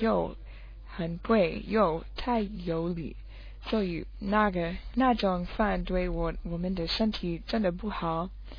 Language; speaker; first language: Chinese; non-native, learner; English